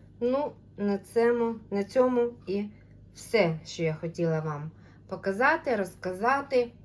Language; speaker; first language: Ukrainian; non-native, local second language; Russian